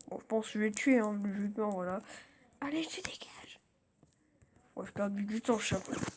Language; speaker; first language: French; native; French